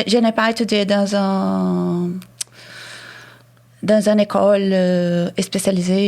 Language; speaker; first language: French; non-native, fluent; Portuguese